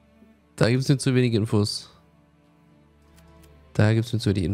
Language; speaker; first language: German; native; German